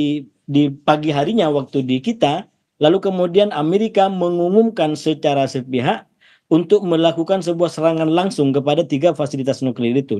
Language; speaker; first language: Indonesian; native; Indonesian